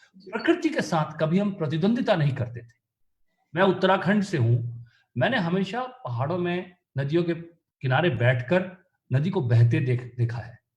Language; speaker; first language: Hindi; native; Hindi